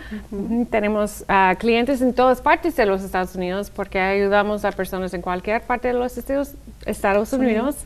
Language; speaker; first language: Spanish; non-native, fluent; English